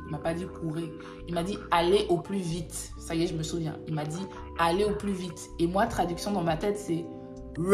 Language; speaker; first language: French; native; French